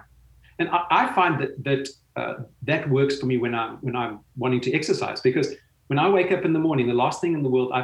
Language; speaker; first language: English; native; English